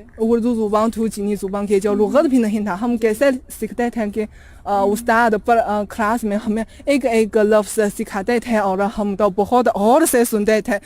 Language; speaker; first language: Urdu; non-native, fluent; Chinese